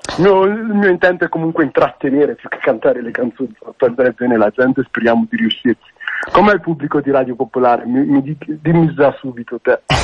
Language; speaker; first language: Italian; early bilingual, other home language; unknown